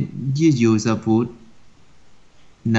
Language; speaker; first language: Russian; non-native, learner; Vietnamese